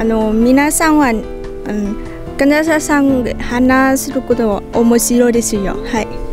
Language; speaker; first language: Japanese; non-native, learner; Vietnamese